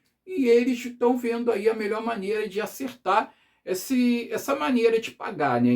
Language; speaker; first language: Portuguese; native; Portuguese